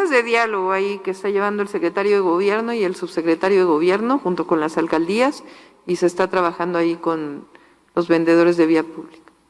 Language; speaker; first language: Spanish; native; Spanish